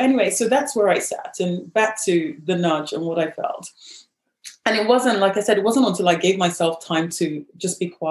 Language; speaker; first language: English; non-native, local second language; Igbo